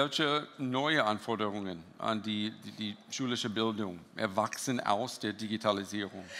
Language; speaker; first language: German; non-native, fluent; English